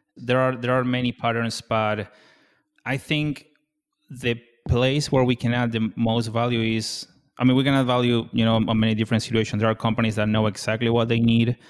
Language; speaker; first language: English; non-native, fluent; Spanish